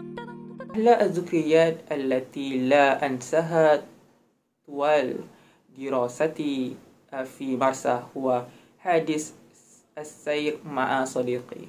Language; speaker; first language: Arabic; non-native, learner; Malay